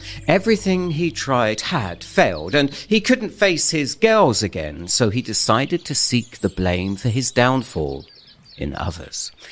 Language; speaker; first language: English; native; English